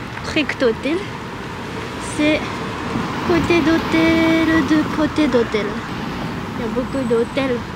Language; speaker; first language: French; non-native, learner; Japanese